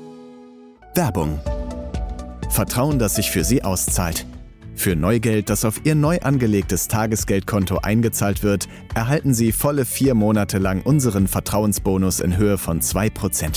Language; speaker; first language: German; native; German